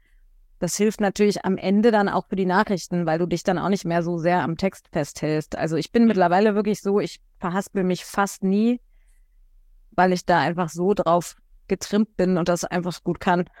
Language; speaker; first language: German; native; German